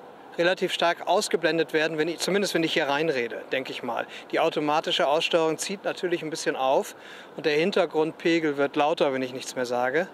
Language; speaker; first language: German; native; German